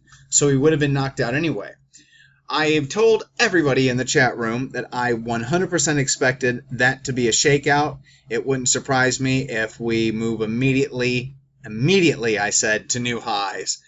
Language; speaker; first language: English; native; English